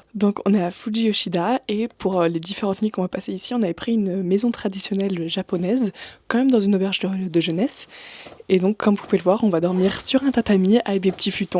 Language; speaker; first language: French; native; French